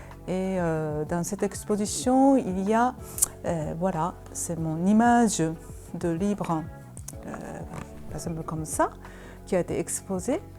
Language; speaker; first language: French; non-native, fluent; Japanese